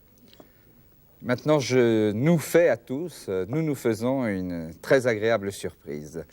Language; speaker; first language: French; native; French